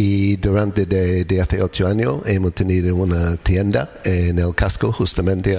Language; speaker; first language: Spanish; non-native, learner; English